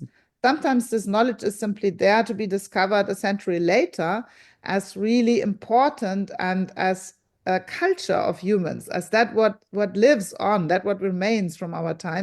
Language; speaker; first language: English; non-native, fluent; German